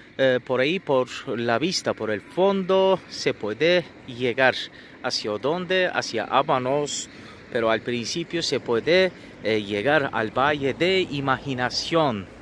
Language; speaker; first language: Spanish; non-native, fluent; Turkish